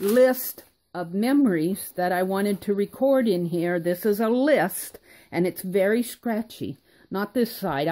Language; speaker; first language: English; native; English